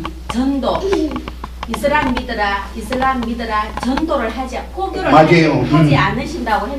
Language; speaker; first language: Korean; native; Korean